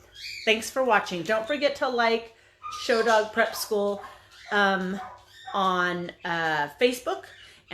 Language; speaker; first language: English; native; English